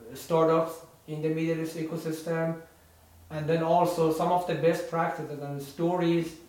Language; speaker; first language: English; non-native, fluent; Persian